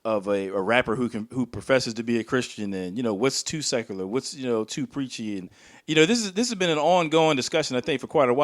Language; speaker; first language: English; native; English